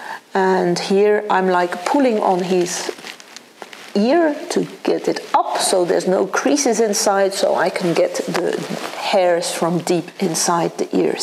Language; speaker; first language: English; non-native, fluent; Dutch